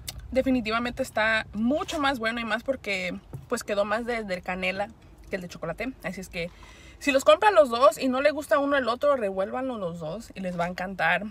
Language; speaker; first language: Spanish; early bilingual, heritage; Spanish